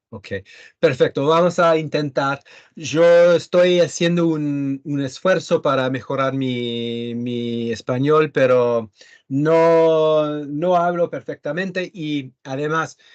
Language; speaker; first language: Spanish; early bilingual, heritage; Spanish